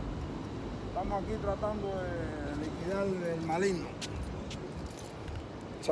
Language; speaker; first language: Spanish; native; Spanish